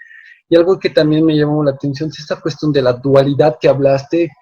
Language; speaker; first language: Spanish; native; Spanish